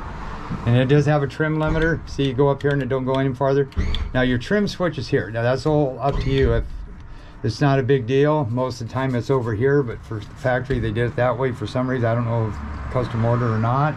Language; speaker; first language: English; native; English